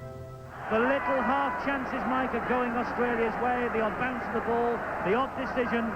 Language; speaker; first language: English; native; English